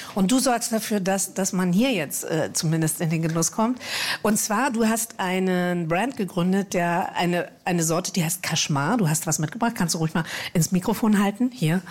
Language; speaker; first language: German; native; German